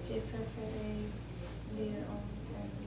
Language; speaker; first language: French; non-native, learner; English